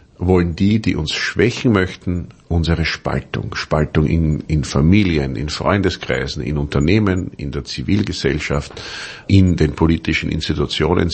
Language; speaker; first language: German; native; German